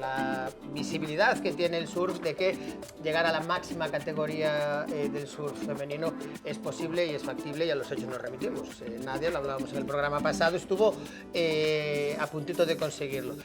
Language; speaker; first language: Spanish; native; Spanish